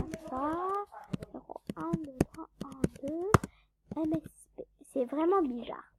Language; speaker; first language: French; native; French